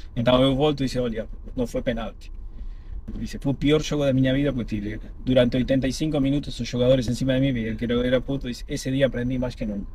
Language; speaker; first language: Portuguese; non-native, fluent; Spanish